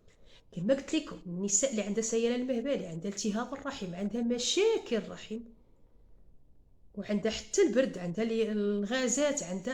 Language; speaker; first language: Arabic; native; Arabic